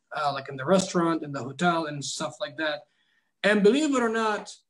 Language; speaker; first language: English; non-native, fluent; Arabic